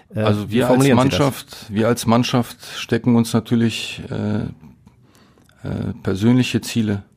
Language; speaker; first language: German; native; German